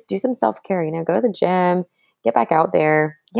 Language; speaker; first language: English; non-native, fluent; French